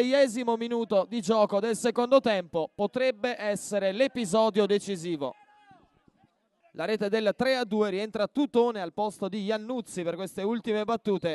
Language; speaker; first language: Italian; native; Italian